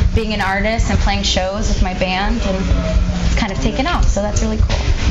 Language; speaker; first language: English; native; English